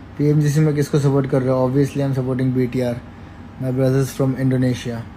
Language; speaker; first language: Hindi; native; Hindi